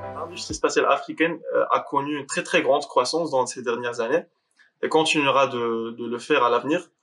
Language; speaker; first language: French; non-native, local second language; Arabic